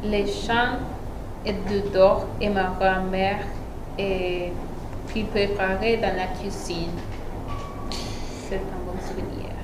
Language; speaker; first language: French; non-native, learner; Spanish